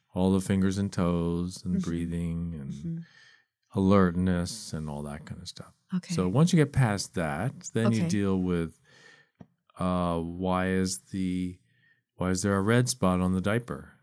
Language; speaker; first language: English; native; English